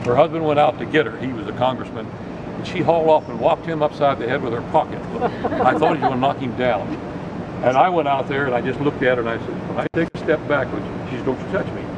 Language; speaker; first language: English; native; English